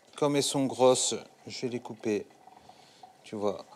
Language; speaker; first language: French; native; French